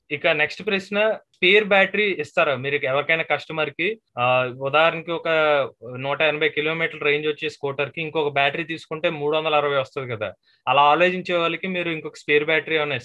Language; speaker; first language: Telugu; native; Telugu